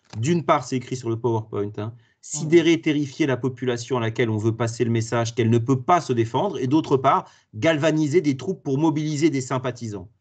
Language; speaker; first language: French; native; French